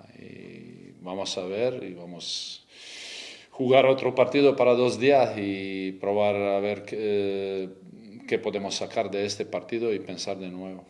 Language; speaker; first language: Spanish; non-native, learner; Croatian